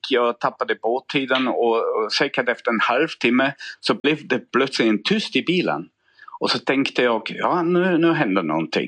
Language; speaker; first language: Swedish; non-native, fluent; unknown